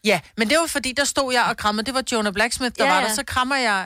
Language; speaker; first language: Danish; native; Danish